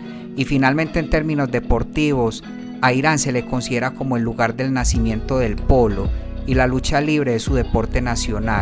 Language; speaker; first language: Spanish; native; Spanish